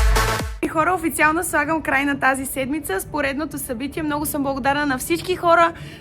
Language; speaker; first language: Bulgarian; native; Bulgarian